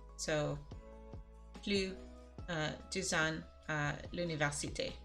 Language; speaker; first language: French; non-native, learner; English